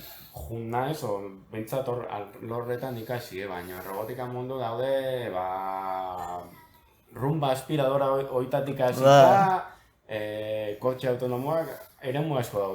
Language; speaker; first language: Basque; native; Basque